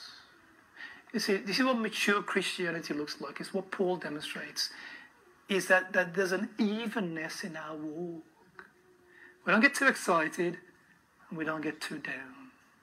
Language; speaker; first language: English; native; English